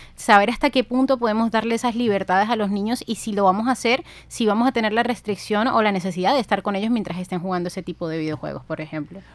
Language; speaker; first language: Spanish; native; Spanish